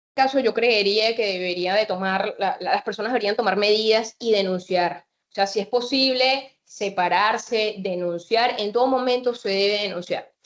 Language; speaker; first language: Spanish; native; Spanish